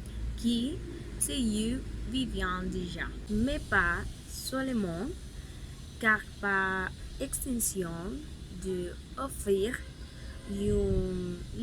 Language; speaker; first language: French; non-native, learner; Spanish